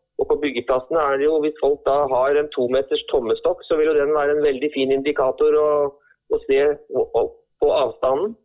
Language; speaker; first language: Norwegian; native; Norwegian